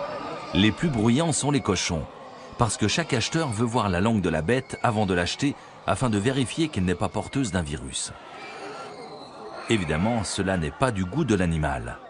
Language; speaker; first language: French; native; French